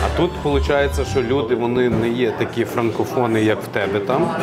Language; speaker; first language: Ukrainian; native; Ukrainian